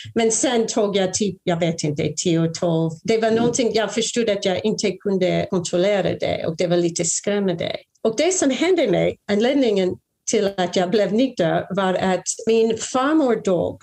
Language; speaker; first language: Swedish; non-native, fluent; English